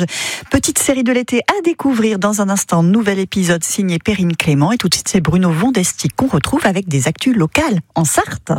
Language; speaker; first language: French; native; French